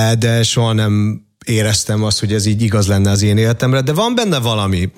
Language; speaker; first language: Hungarian; early bilingual, other home language; English